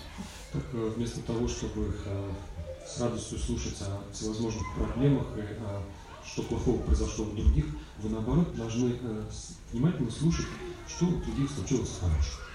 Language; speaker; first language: Russian; native; Russian